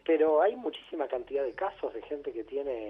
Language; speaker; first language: Spanish; native; Spanish